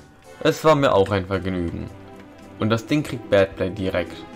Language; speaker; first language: German; native; German